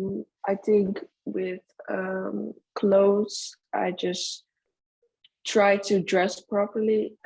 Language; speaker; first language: English; non-native, fluent; Dutch